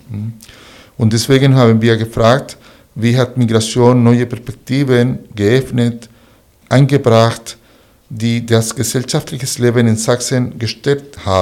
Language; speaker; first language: German; non-native, fluent; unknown